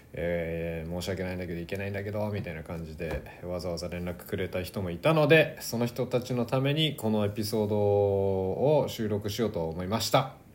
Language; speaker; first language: Japanese; native; Japanese